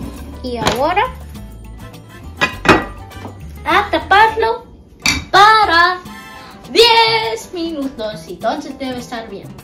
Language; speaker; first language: Spanish; early bilingual, heritage; Spanish